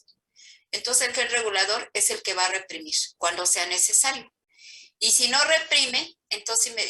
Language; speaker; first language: Spanish; native; Spanish